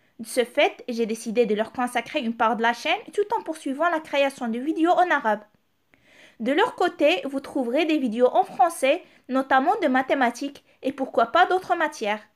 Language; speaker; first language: French; non-native, local second language; Arabic